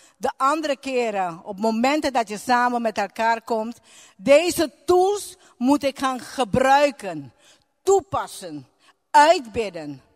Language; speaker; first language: Dutch; non-native, local second language; Papiamento